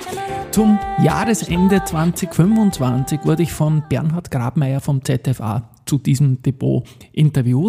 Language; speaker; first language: German; native; German